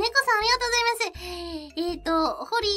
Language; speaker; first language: Japanese; non-native, fluent; English